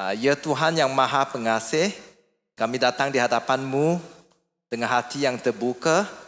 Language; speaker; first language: Malay; non-native, local second language; English